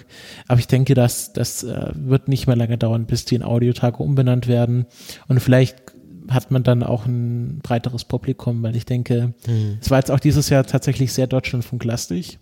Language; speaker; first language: German; native; German